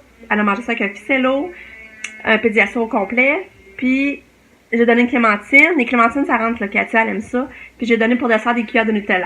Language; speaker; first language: French; native; French